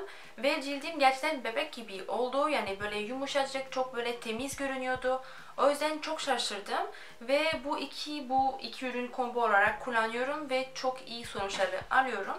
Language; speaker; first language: Turkish; non-native, fluent; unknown